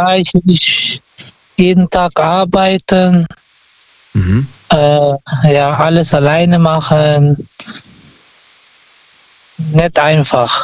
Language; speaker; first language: German; non-native, fluent; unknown